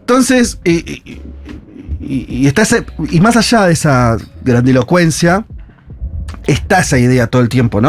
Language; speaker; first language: Spanish; native; Spanish